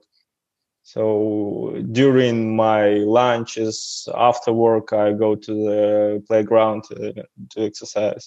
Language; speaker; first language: English; non-native, learner; Russian